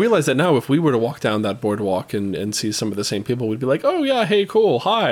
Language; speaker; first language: English; native; English